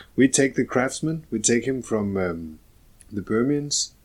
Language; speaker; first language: English; non-native, fluent; Danish